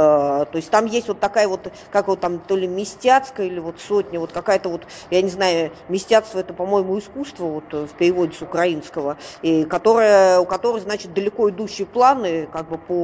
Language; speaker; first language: Russian; native; Russian